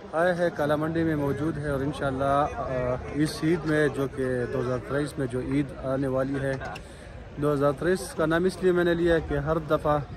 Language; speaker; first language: Urdu; non-native, local second language; Pashto